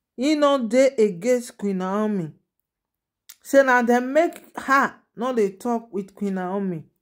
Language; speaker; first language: Nigerian Pidgin; non-native, local second language; Yoruba